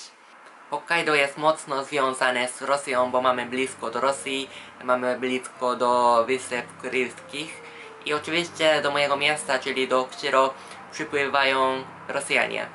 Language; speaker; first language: Polish; non-native, fluent; Japanese